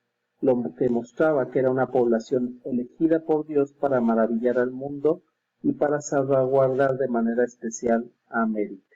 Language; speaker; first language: Spanish; native; Spanish